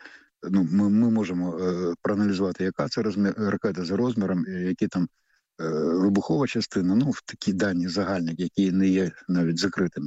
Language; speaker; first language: Ukrainian; native; Ukrainian